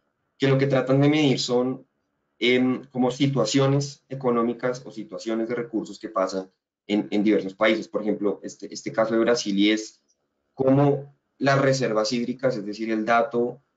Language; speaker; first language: Spanish; native; Spanish